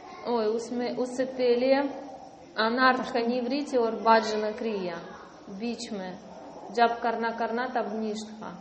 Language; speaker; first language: Hindi; non-native, learner; Russian